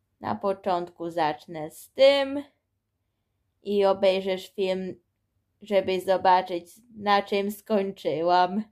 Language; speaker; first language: Polish; early bilingual, heritage; Polish